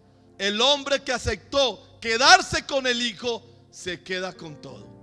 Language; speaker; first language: Spanish; native; Spanish